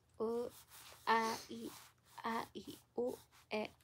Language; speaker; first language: Japanese; non-native, learner; Filipino